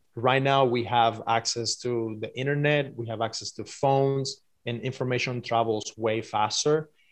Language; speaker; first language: English; non-native, fluent; Spanish